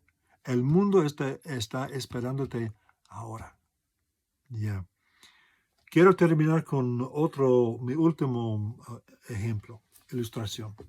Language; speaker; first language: Spanish; non-native, fluent; English